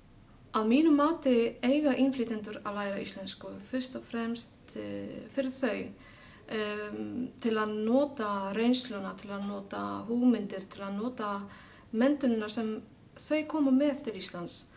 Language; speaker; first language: Icelandic; non-native, fluent; Polish